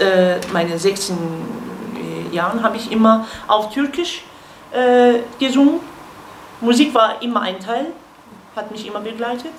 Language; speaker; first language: German; non-native, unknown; Kurdish